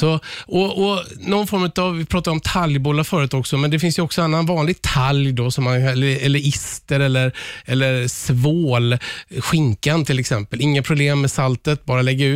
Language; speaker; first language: Swedish; native; Swedish